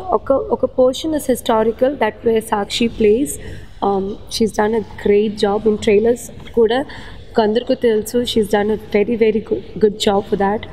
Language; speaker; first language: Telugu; non-native, local second language; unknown